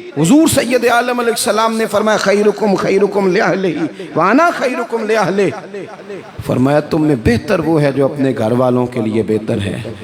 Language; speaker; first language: Urdu; non-native, local second language; Punjabi